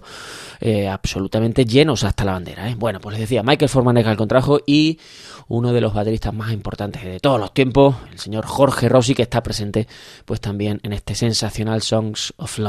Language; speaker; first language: Spanish; native; Spanish